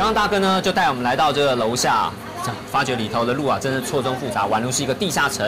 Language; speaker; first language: Chinese; native; Chinese